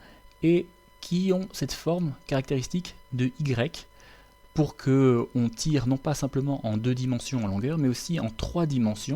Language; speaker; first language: French; native; French